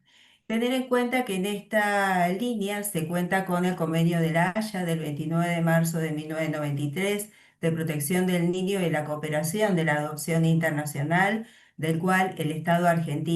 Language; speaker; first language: Spanish; native; Spanish